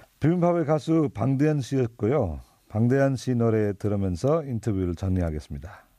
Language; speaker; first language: Korean; non-native, fluent; Nepali